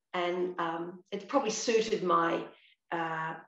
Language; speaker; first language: English; native; English